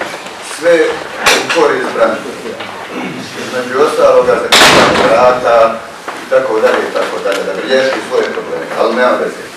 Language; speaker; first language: Croatian; native; Croatian